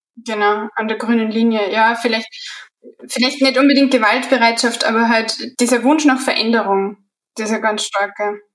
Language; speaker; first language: German; native; German